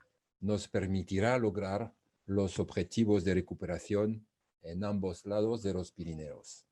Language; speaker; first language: Spanish; non-native, fluent; French